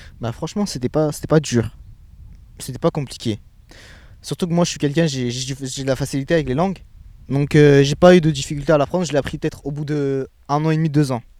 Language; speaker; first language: French; early bilingual, other home language; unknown